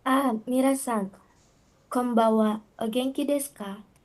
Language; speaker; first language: Japanese; non-native, learner; Indonesian